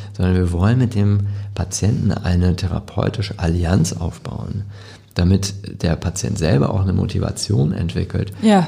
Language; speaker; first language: German; native; German